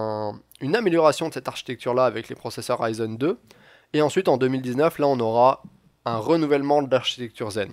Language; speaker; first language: French; native; French